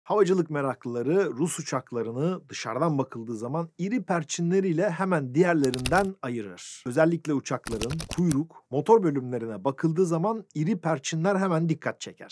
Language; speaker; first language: Turkish; native; Turkish